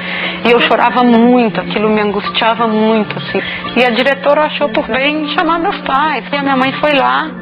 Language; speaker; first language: Portuguese; native; Portuguese